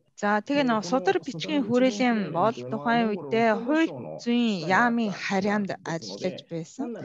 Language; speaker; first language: Mongolian; non-native, fluent; Japanese